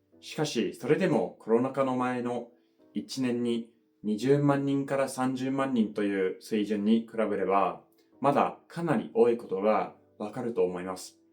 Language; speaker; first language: Japanese; non-native, fluent; English